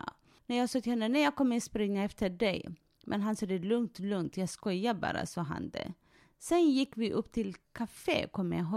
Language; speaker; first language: Swedish; non-native, fluent; Tigrinya